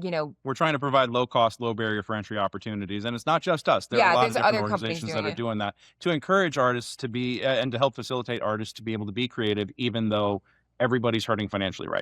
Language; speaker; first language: English; native; English